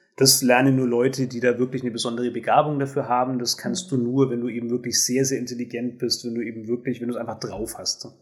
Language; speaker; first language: German; native; German